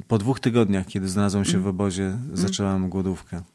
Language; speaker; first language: Russian; non-native, learner; Polish